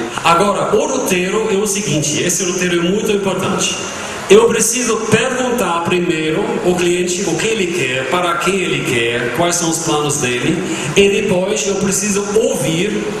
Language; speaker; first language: Portuguese; non-native, fluent; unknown